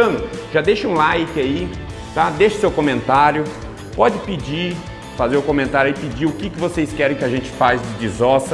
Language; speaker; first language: Portuguese; native; Portuguese